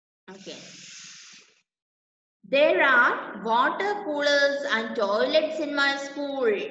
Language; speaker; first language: English; non-native, local second language; Malayalam